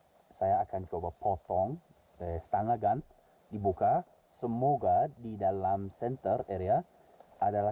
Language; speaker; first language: Indonesian; non-native, fluent; English